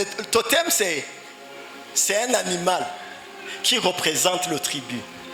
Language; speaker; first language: French; non-native, local second language; Rundi